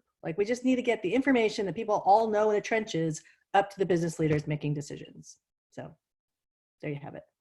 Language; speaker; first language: English; native; English